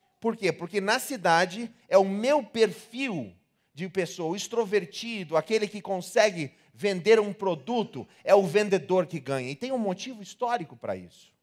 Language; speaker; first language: Portuguese; native; Portuguese